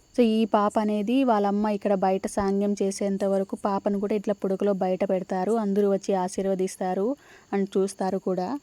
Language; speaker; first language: Telugu; non-native, local second language; Lambadi